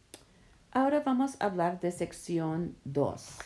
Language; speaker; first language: Spanish; non-native, fluent; English